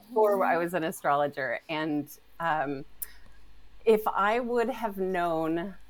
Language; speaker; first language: English; native; English